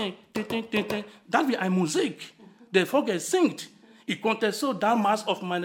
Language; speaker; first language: German; non-native, fluent; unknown